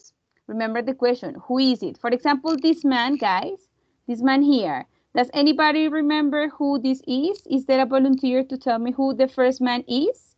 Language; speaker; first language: English; non-native, fluent; Spanish